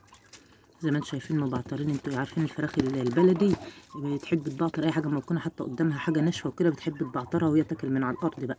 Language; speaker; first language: Arabic; native; Arabic